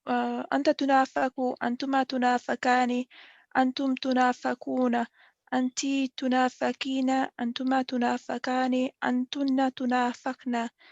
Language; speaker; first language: Arabic; non-native, learner; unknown